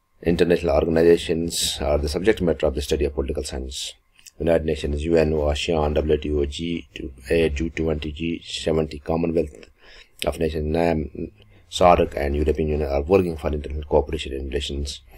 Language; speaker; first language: English; non-native, local second language; Kashmiri